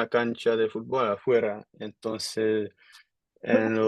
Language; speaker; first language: Spanish; non-native, learner; Dutch